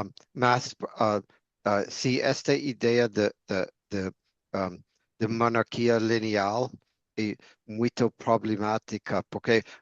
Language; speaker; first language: Portuguese; non-native, learner; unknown